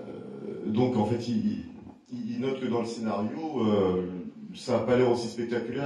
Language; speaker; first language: French; native; French